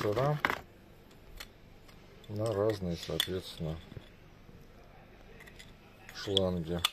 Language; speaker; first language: Russian; native; Russian